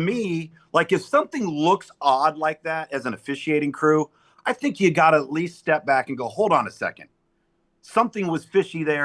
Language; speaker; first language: English; native; English